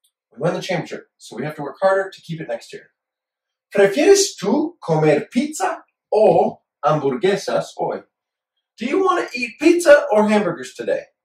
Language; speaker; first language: English; native; English